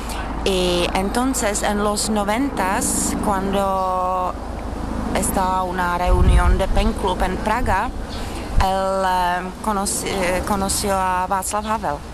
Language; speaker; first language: Spanish; non-native, fluent; Czech